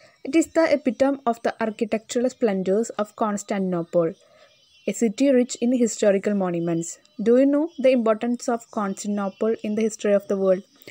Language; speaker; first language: English; non-native, local second language; Malayalam